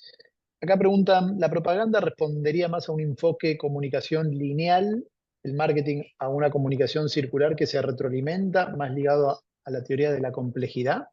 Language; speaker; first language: Spanish; native; Spanish